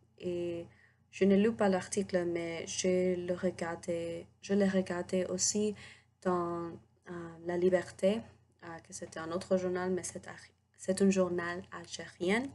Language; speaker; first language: French; non-native, learner; English